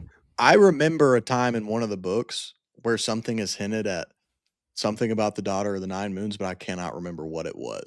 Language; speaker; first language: English; native; English